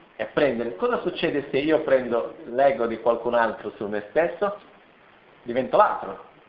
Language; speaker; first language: Italian; non-native, fluent; Portuguese